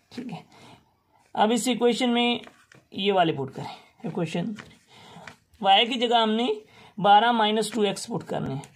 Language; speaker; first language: Urdu; non-native, local second language; Sindhi